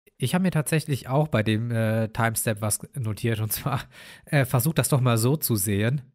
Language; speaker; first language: German; native; German